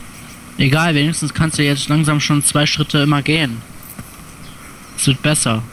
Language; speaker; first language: German; native; German